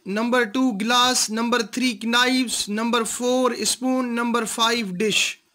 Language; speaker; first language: Urdu; non-native, local second language; Sindhi